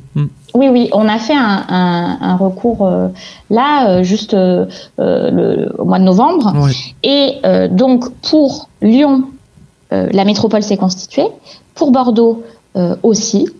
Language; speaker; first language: French; native; French